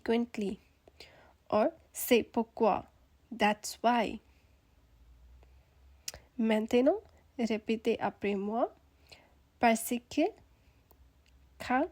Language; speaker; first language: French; non-native, learner; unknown